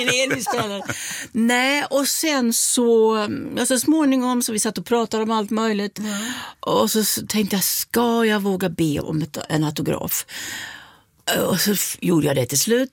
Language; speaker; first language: Swedish; native; Swedish